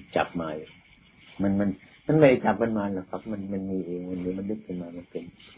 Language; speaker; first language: Thai; native; Thai